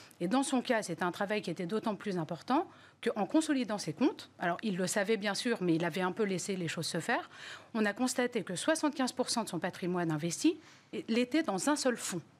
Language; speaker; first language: French; native; French